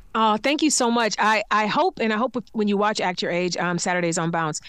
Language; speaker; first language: English; native; English